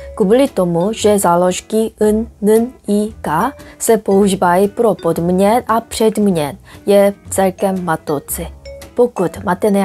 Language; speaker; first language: Czech; non-native, fluent; Korean